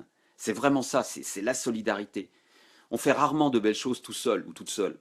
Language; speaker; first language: French; native; French